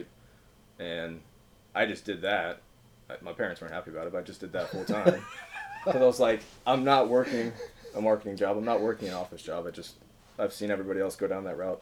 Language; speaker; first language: English; native; English